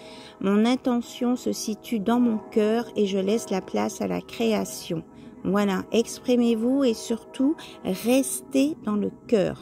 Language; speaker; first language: French; native; French